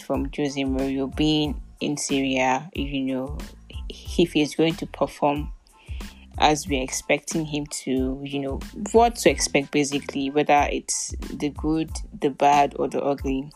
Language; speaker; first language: English; non-native, local second language; Yoruba